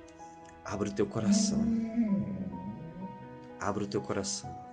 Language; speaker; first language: Portuguese; native; Portuguese